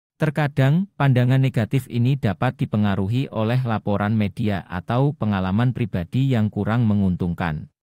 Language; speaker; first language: Indonesian; non-native, local second language; Javanese